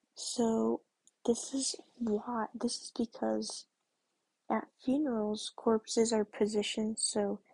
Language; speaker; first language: English; native; English